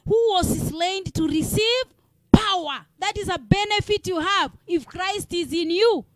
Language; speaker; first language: English; non-native, local second language; Swahili